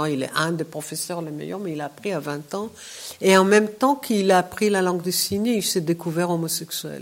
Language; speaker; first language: French; non-native, fluent; Hebrew